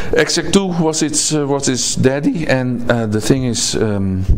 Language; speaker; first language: English; non-native, fluent; Dutch